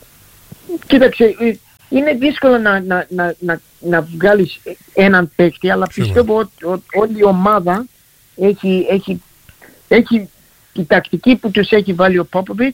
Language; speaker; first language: Greek; early bilingual, heritage; Greek